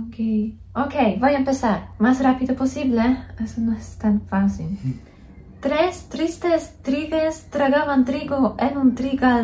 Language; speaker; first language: Spanish; non-native, fluent; Polish